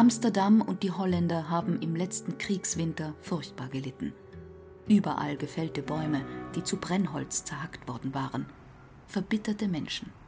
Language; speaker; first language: German; native; German